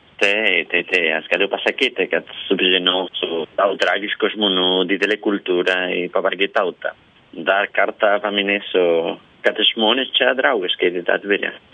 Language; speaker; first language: Lithuanian; non-native, learner; Spanish